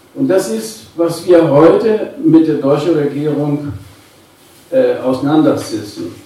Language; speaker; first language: German; non-native, fluent; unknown